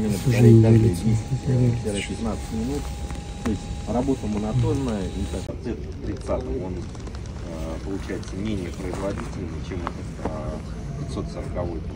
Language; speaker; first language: Russian; native; Russian